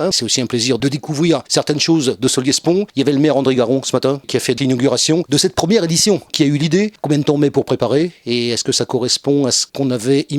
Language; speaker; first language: French; native; French